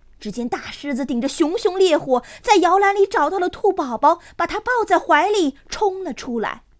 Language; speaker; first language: Chinese; native; Chinese